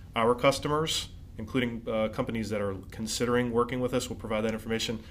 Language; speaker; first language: English; native; English